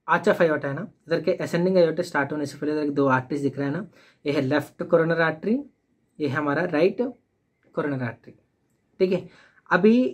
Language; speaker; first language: Hindi; non-native, local second language; Telugu